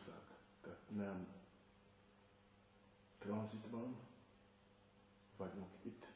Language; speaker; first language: Hungarian; non-native, fluent; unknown